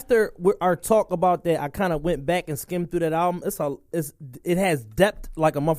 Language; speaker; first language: English; native; English